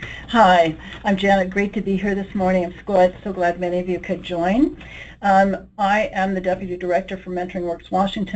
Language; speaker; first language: English; native; English